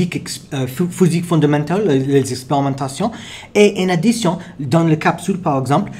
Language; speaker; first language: French; non-native, learner; English